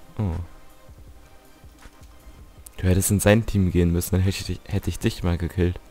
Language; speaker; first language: German; native; German